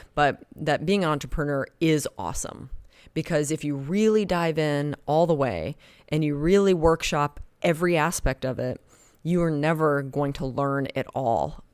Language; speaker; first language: English; native; English